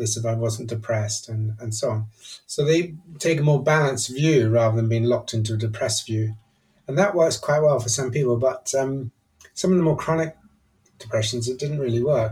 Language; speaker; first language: English; native; English